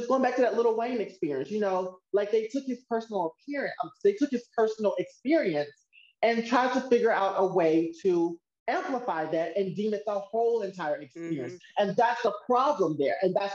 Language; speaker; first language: English; native; English